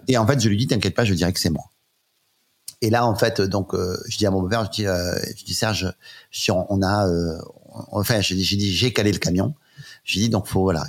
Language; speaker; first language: French; native; French